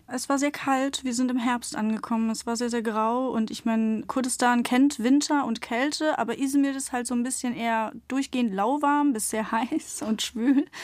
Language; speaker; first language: German; early bilingual, other home language; Turkish